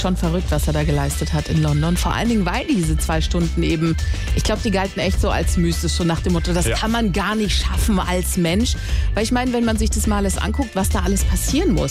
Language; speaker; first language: German; native; German